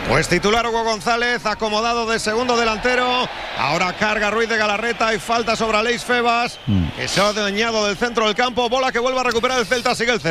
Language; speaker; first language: Spanish; native; Spanish